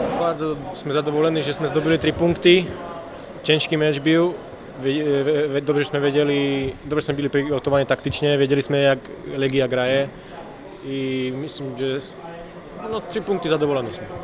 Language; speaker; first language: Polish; non-native, learner; Slovak